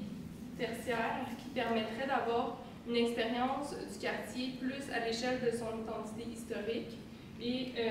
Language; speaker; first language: French; native; French